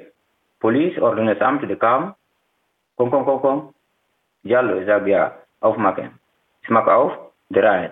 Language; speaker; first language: German; non-native, learner; Fula